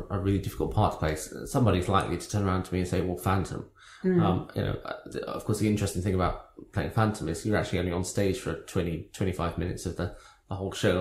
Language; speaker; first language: English; native; English